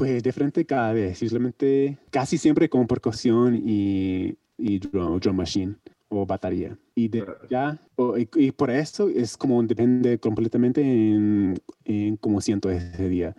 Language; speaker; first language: Spanish; non-native, learner; English